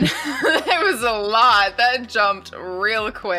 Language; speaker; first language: English; native; English